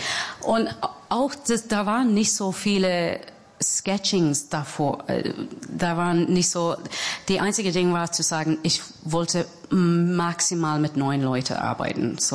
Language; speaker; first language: German; non-native, fluent; English